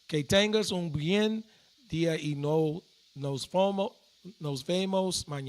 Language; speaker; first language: Spanish; non-native, learner; English